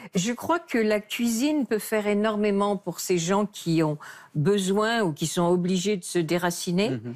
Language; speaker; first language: French; native; French